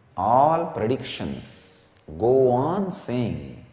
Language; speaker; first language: English; non-native, local second language; Tamil